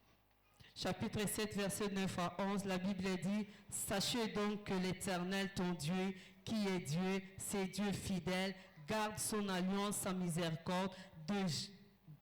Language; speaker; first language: French; non-native, local second language; Lingala